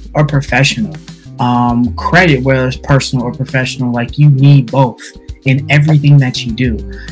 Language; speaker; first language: English; native; English